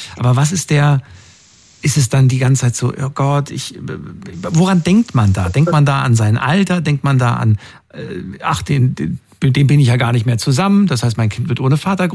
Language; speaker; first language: German; native; German